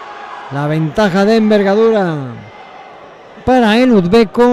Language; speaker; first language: Spanish; native; Spanish